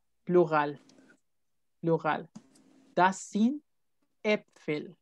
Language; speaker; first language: German; non-native, fluent; Spanish